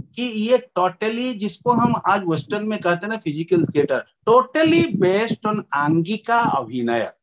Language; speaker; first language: Hindi; native; Hindi